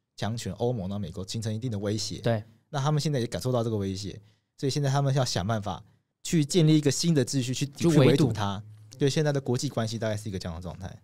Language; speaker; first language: Chinese; native; Chinese